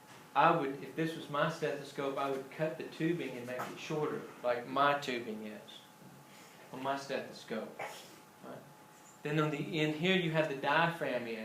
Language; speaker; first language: English; native; English